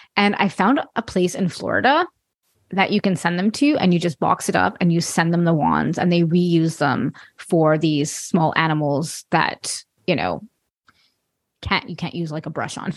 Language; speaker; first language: English; non-native, fluent; French